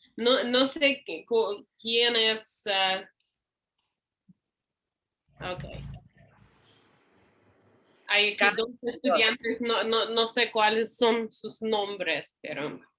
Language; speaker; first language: Spanish; non-native, fluent; English